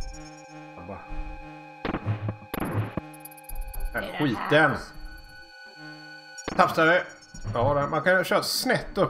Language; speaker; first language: Swedish; native; Swedish